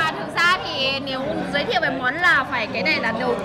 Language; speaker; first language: Vietnamese; non-native, fluent; Lao